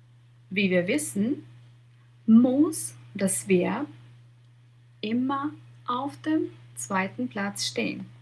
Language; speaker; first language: German; non-native, fluent; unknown